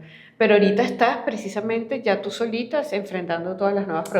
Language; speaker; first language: Spanish; native; Spanish